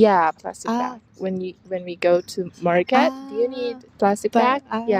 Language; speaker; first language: English; non-native, fluent; Korean